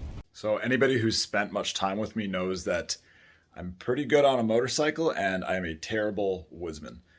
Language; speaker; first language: English; native; English